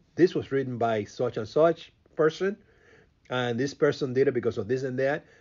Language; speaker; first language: English; non-native, fluent; Spanish